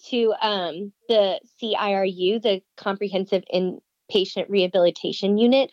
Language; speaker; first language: English; native; English